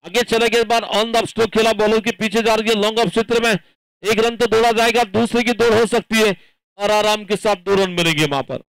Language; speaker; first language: Hindi; non-native, local second language; Marathi